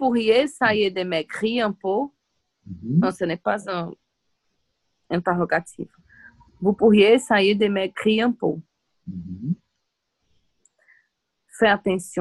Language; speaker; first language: French; non-native, learner; Portuguese